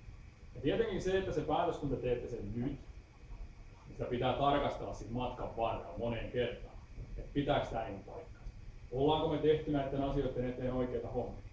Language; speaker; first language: Finnish; native; Finnish